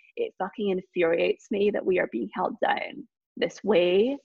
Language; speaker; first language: English; native; English